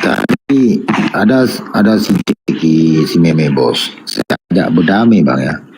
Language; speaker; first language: Indonesian; native; Indonesian